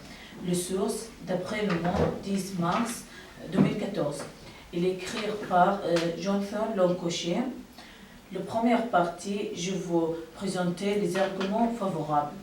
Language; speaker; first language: French; non-native, learner; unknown